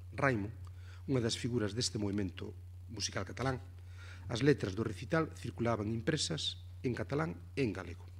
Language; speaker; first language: Galician; native; Galician